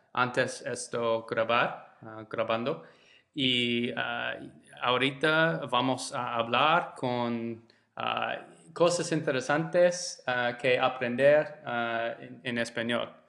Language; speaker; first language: Spanish; non-native, learner; English